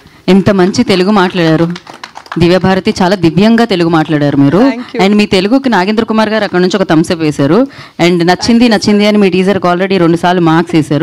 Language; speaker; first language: Telugu; native; Telugu